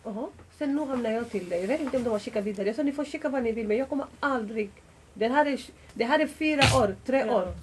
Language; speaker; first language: Swedish; non-native, fluent; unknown